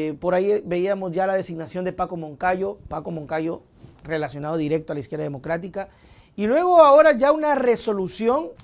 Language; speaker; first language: Spanish; native; Spanish